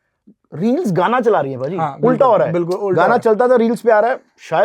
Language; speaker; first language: Hindi; native; Hindi